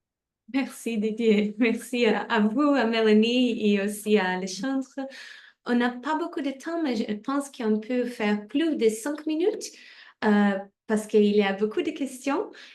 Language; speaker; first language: French; non-native, fluent; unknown